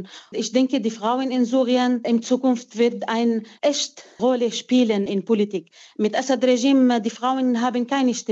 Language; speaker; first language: German; non-native, fluent; Arabic